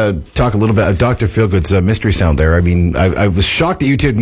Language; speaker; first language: English; native; English